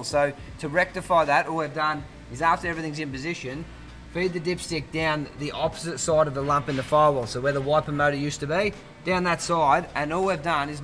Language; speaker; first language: English; native; English